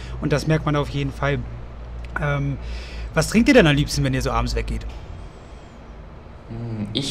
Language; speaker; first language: German; native; German